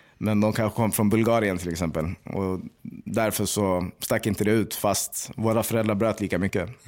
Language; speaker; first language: Swedish; native; Swedish